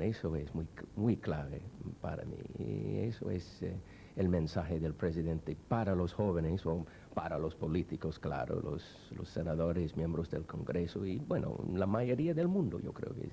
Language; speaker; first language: Spanish; non-native, fluent; English